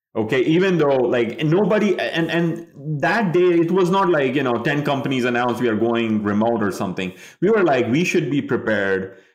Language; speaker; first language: English; non-native, local second language; Bangla